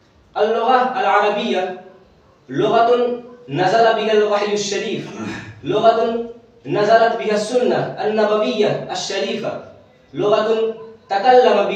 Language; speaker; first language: Arabic; non-native, fluent; Urdu